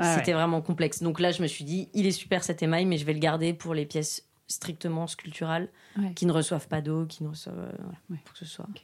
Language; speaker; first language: French; native; French